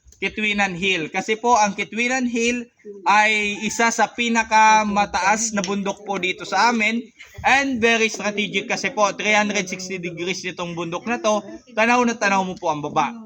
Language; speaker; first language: Filipino; non-native, local second language; Bikol